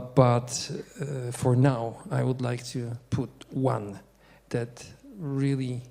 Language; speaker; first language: English; non-native, fluent; Polish